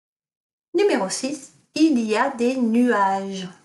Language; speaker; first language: French; non-native, fluent; English